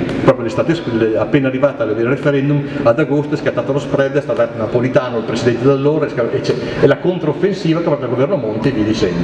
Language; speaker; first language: Italian; native; Italian